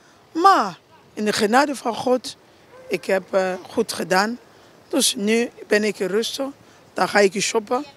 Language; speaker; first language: Dutch; non-native, learner; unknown